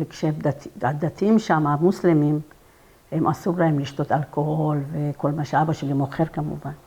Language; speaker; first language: Hebrew; non-native, fluent; Persian